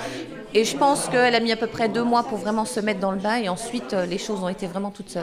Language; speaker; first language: French; native; French